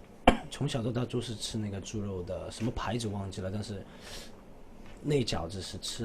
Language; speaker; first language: Chinese; non-native, local second language; Cantonese